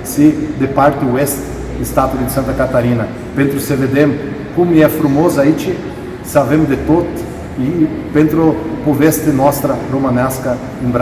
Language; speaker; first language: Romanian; early bilingual, heritage; Portuguese